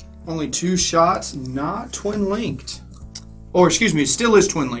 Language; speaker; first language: English; native; English